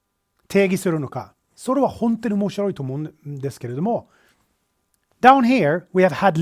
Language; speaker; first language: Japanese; non-native, fluent; Swedish